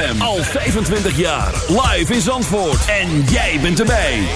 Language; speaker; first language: Dutch; native; Dutch